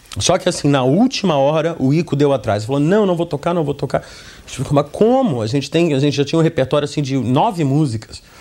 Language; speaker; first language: Portuguese; early bilingual, other home language; English